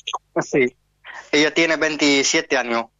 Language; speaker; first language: Spanish; non-native, learner; Hindi